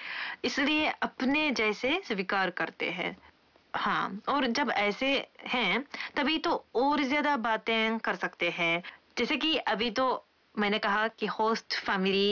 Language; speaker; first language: Hindi; non-native, fluent; Japanese